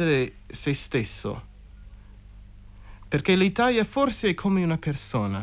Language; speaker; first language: Italian; non-native, fluent; English